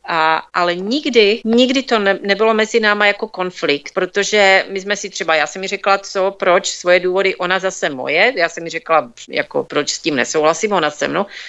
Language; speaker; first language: Czech; native; Czech